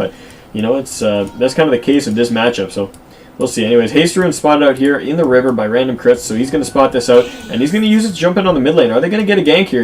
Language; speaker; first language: English; native; English